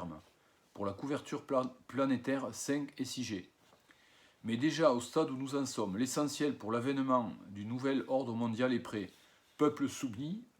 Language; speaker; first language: French; native; French